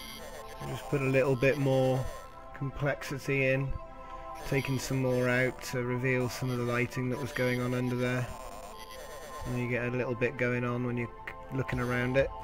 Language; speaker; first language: English; native; English